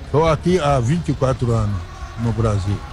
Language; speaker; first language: Portuguese; non-native, fluent; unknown